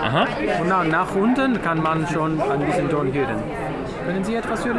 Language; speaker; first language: German; non-native, learner; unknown